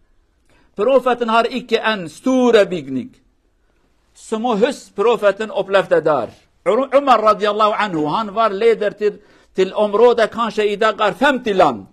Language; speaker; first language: Norwegian; non-native, learner; Kurdish